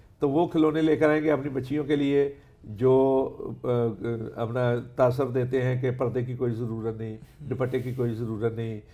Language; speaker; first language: Urdu; non-native, local second language; Punjabi